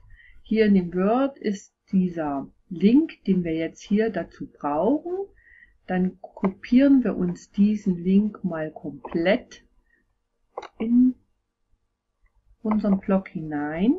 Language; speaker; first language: German; native; German